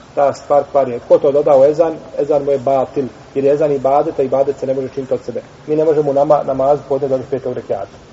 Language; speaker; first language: Bosnian; native; Bosnian